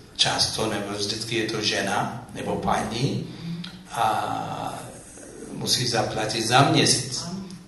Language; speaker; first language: Czech; non-native, fluent; Amharic